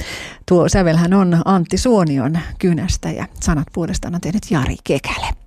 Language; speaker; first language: Finnish; native; Finnish